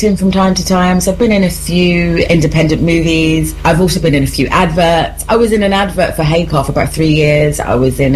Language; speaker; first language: English; native; English